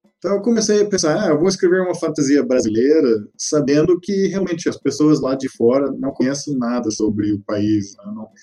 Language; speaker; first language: Portuguese; non-native, fluent; English